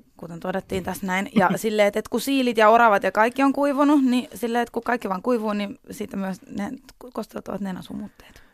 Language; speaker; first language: Finnish; native; Finnish